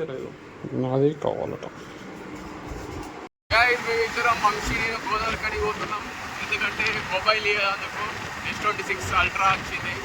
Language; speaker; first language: Telugu; native; Telugu